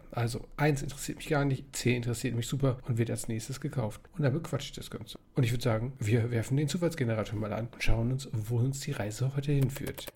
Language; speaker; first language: German; native; German